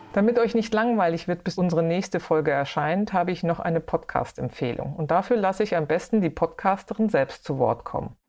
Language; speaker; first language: German; native; German